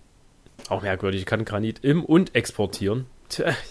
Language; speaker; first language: German; native; German